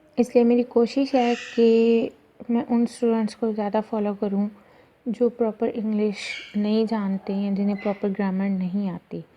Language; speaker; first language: Urdu; non-native, local second language; Punjabi